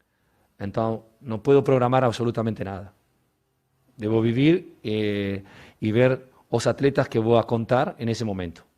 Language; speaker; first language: Portuguese; non-native, learner; Spanish